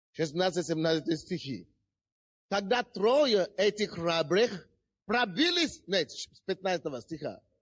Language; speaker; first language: Russian; non-native, fluent; Yoruba